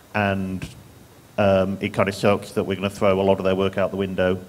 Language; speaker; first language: English; native; English